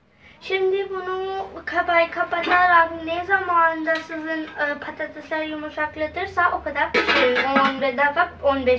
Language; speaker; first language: Turkish; non-native, learner; Urdu